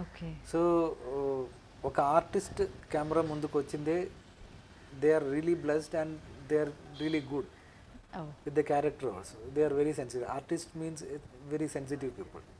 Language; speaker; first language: Telugu; non-native, local second language; Malayalam